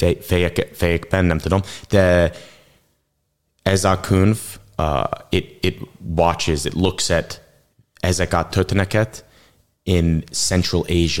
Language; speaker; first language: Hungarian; non-native, learner; English